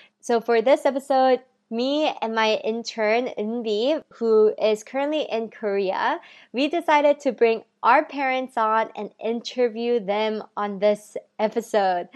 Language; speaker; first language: English; early bilingual, other home language; Korean